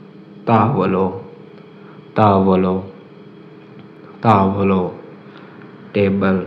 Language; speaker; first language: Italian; non-native, learner; Urdu